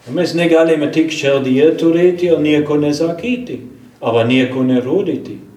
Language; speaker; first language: Lithuanian; non-native, fluent; German